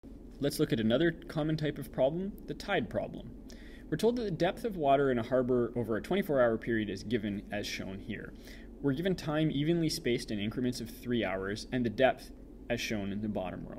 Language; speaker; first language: English; native; English